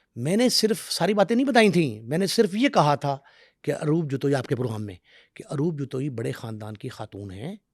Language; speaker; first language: Urdu; non-native, local second language; Punjabi